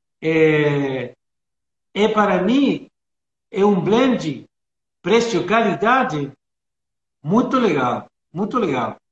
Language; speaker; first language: Portuguese; non-native, learner; Spanish